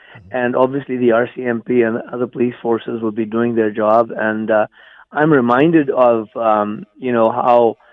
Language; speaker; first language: English; non-native, local second language; Punjabi